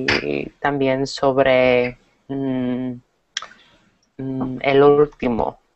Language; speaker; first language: Spanish; non-native, learner; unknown